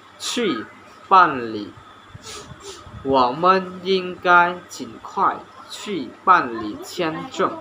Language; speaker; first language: Chinese; non-native, learner; Hmong